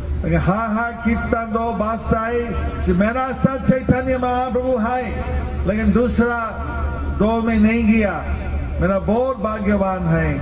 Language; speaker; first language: Hindi; non-native, learner; English